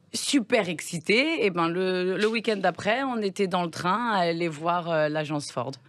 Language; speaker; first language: French; native; French